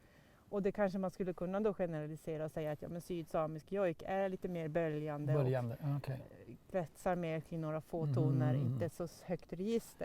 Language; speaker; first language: Swedish; native; Swedish